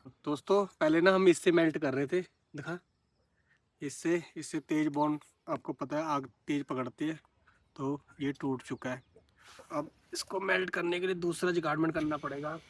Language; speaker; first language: Hindi; non-native, local second language; Punjabi